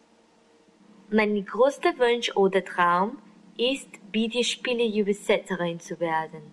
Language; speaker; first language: German; non-native, learner; Spanish